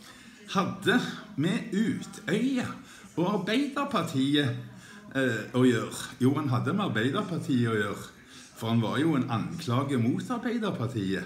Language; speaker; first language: Norwegian; native; Norwegian